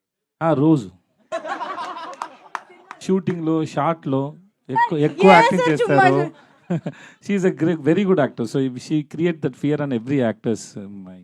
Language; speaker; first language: Telugu; non-native, learner; Tamil